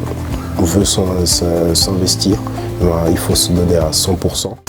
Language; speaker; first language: French; early bilingual, other home language; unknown